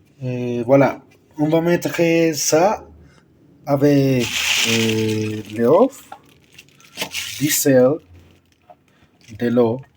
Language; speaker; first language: French; non-native, learner; Spanish